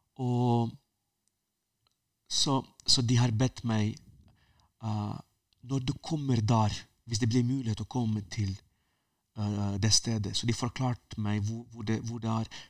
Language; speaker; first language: Norwegian; non-native, fluent; Ukrainian